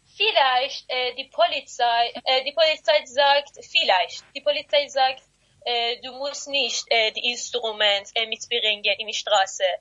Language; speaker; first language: German; non-native, learner; Persian